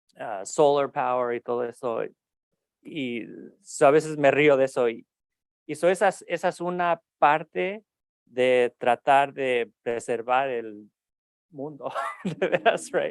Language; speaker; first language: Spanish; early bilingual, heritage; Spanish